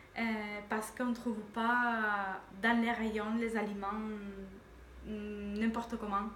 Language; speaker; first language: French; non-native, fluent; Spanish